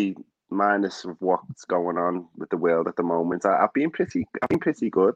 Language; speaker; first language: English; native; English